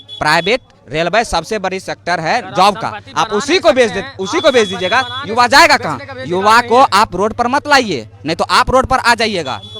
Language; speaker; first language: Hindi; native; Hindi